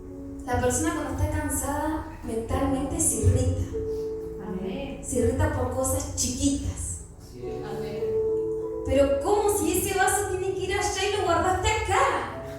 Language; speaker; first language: Spanish; native; Spanish